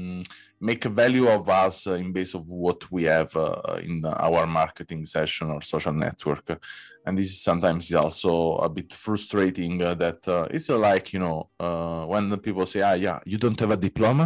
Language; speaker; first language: English; non-native, learner; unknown